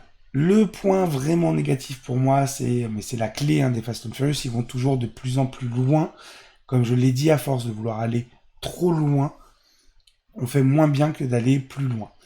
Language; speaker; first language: French; native; French